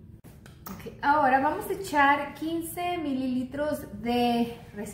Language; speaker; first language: Spanish; native; Spanish